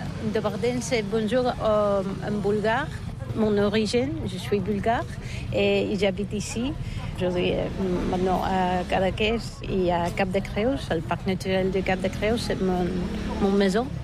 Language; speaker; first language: French; non-native, learner; Bulgarian